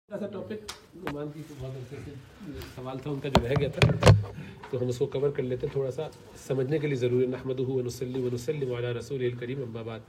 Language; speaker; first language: Urdu; native; Urdu